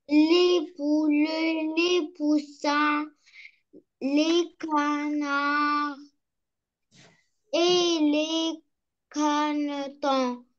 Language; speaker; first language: French; non-native, learner; Arabic